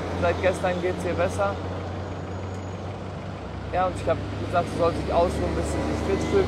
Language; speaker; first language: German; non-native, fluent; Turkish